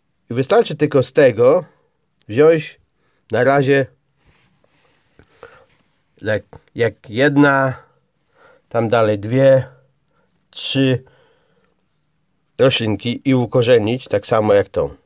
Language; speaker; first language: Polish; native; Polish